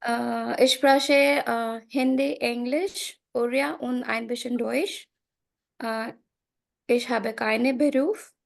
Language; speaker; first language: German; non-native, learner; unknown